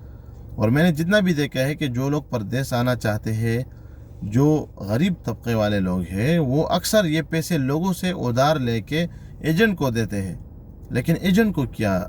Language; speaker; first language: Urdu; non-native, local second language; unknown